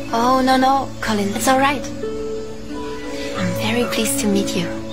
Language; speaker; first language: English; non-native, fluent; German